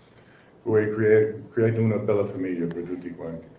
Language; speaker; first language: Italian; non-native, learner; English